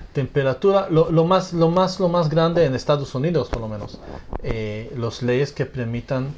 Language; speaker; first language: Spanish; non-native, fluent; English